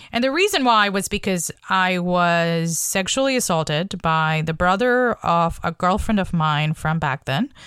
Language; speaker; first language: English; non-native, local second language; Bangla